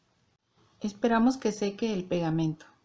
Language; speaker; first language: Spanish; native; Spanish